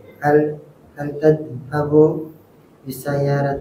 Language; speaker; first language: Arabic; non-native, learner; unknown